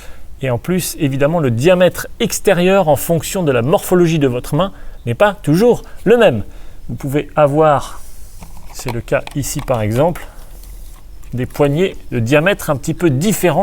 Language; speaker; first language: French; native; French